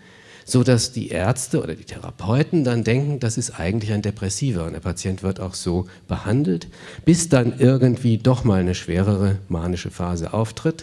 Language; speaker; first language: German; native; German